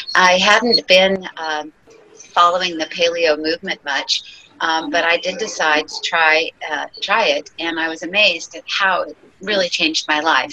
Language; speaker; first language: English; native; English